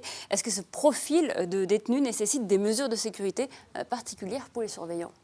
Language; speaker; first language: French; native; French